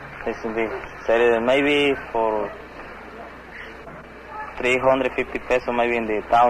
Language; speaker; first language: English; non-native, learner; Spanish